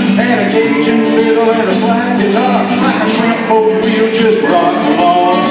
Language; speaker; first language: English; native; English